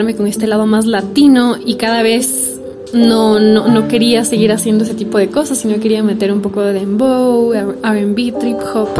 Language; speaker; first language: Spanish; native; Spanish